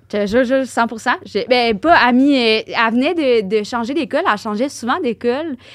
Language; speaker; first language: French; native; French